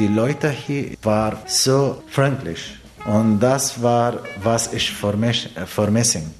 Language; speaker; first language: German; non-native, learner; Arabic